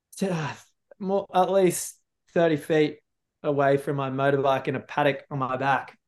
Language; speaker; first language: English; native; English